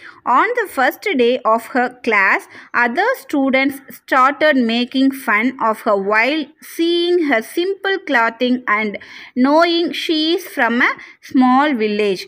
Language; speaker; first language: English; non-native, local second language; Tamil